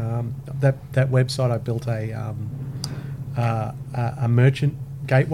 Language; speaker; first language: English; native; English